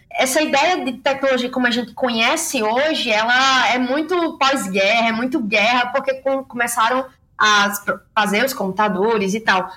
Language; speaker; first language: Portuguese; native; Portuguese